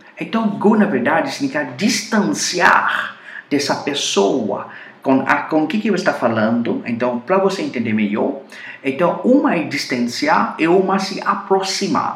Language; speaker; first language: Portuguese; non-native, fluent; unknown